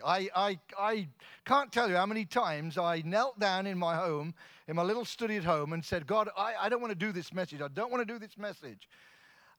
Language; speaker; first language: English; native; English